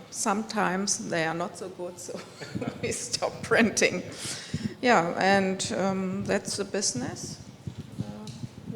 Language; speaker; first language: English; non-native, fluent; German